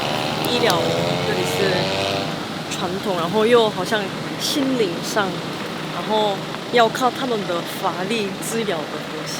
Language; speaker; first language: Chinese; non-native, fluent; Korean